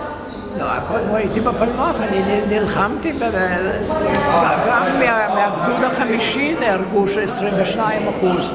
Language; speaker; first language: Hebrew; non-native, fluent; Yiddish